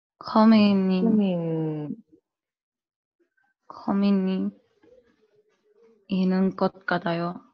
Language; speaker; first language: Korean; non-native, learner; Spanish